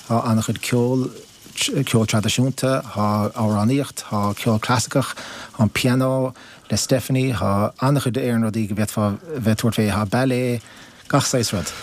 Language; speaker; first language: Irish; native; Irish